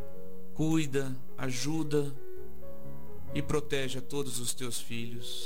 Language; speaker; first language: Portuguese; native; Portuguese